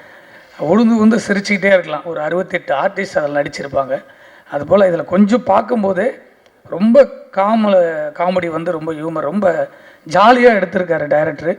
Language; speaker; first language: Tamil; native; Tamil